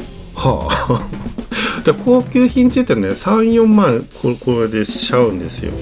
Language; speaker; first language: Japanese; native; Japanese